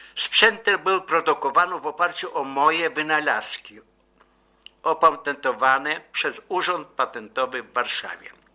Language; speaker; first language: Polish; native; Polish